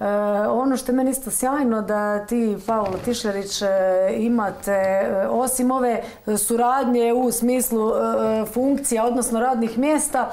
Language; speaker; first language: Croatian; native; Croatian